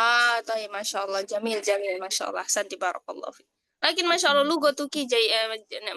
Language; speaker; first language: Arabic; non-native, fluent; Indonesian